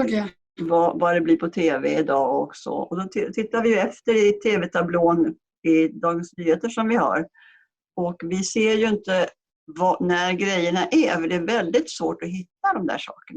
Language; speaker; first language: Swedish; native; Swedish